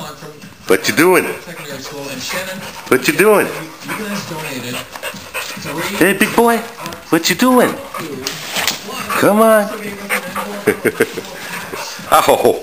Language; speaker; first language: English; native; English